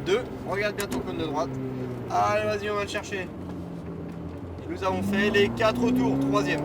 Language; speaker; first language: French; native; French